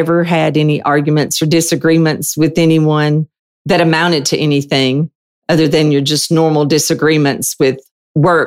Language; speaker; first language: English; native; English